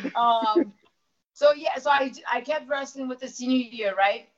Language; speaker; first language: English; early bilingual, other home language; Russian